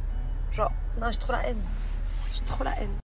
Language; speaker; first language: French; native; French